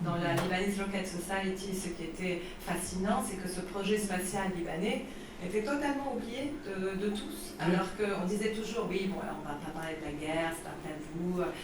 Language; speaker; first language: French; non-native, local second language; Arabic